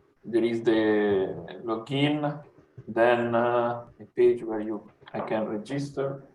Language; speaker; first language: English; non-native, fluent; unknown